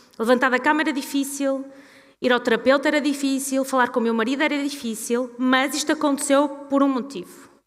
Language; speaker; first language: Portuguese; native; Portuguese